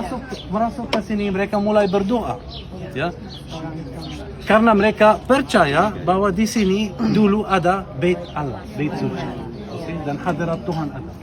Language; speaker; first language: Indonesian; non-native, fluent; Arabic